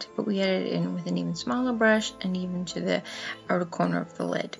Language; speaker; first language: English; native; English